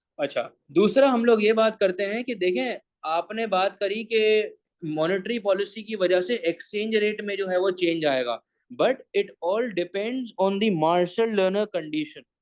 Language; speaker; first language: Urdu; native; Urdu